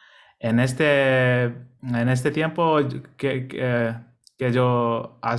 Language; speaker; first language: Spanish; non-native, learner; Hindi